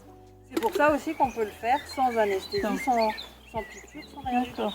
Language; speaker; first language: French; native; French